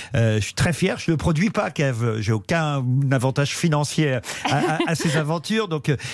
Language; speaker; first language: French; native; French